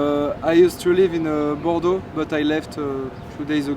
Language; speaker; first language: English; non-native, fluent; French